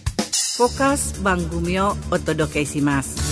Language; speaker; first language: Japanese; non-native, learner; Indonesian